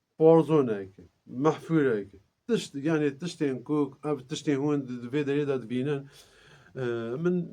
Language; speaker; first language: Kurdish; native; Kurdish